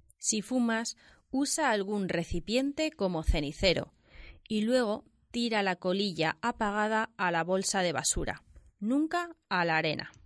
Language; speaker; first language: Spanish; native; Spanish